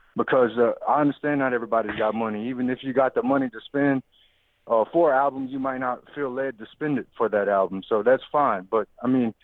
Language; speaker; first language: English; native; English